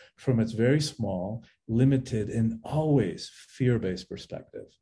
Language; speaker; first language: English; early bilingual, other home language; Spanish